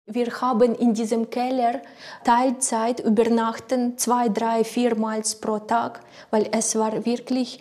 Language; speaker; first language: German; non-native, learner; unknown